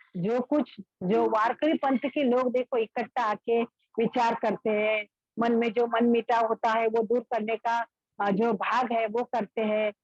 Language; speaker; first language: Hindi; non-native, local second language; Marathi